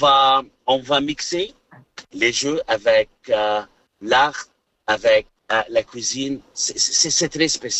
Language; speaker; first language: French; non-native, learner; Arabic